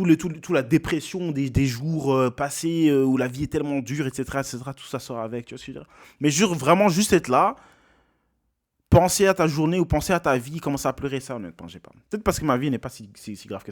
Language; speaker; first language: French; native; French